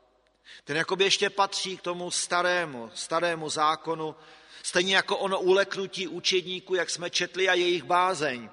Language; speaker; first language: Czech; native; Czech